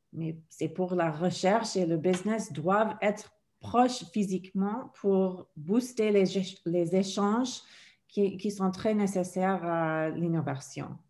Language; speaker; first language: French; non-native, fluent; English